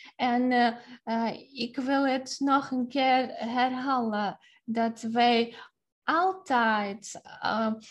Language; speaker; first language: Dutch; non-native, fluent; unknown